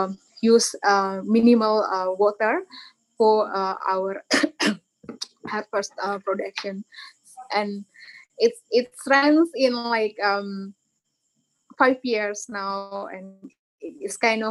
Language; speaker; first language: English; non-native, learner; Indonesian